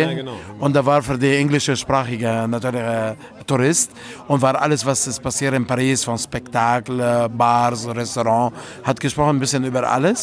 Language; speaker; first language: German; non-native, fluent; Italian